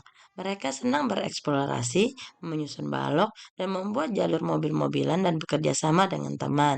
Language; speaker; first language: Indonesian; native; Indonesian